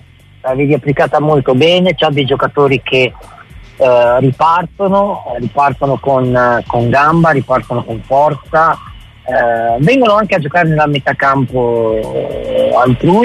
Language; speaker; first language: Italian; native; Italian